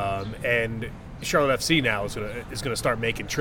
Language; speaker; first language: English; native; English